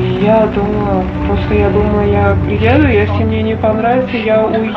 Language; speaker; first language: Russian; non-native, local second language; Uzbek